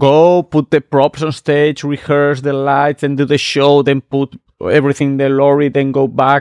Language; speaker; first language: English; non-native, fluent; Spanish